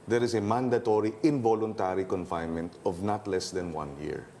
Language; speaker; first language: English; non-native, local second language; Filipino